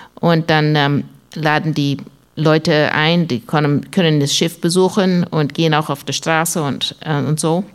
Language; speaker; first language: German; non-native, learner; English